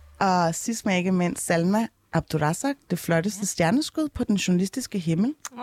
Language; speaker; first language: Danish; early bilingual, other home language; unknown